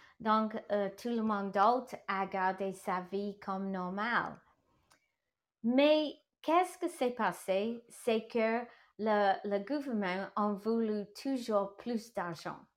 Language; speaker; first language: French; non-native, learner; English